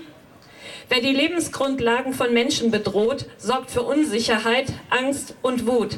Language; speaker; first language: German; native; German